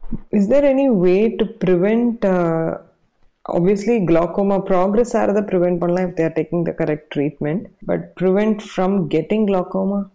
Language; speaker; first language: English; non-native, local second language; Tamil